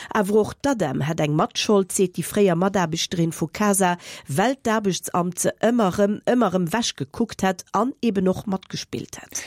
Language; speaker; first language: Luxembourgish; native; Luxembourgish